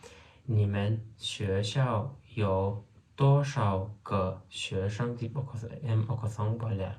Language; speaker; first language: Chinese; non-native, fluent; Turkmen